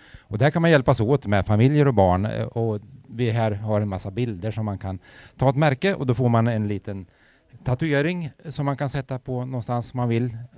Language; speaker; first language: Swedish; native; Swedish